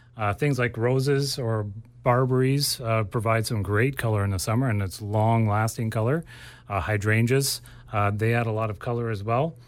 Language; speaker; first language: English; native; English